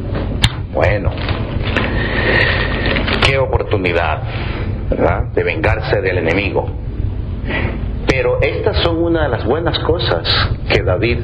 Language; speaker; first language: Spanish; native; Spanish